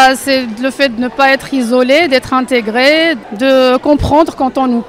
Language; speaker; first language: French; non-native, fluent; Arabic